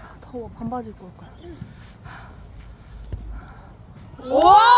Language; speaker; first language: Korean; native; Korean